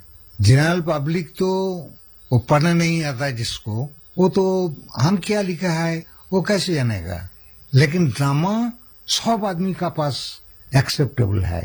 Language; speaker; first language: Hindi; non-native, local second language; Santali